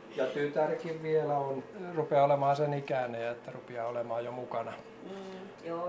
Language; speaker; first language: Finnish; native; Finnish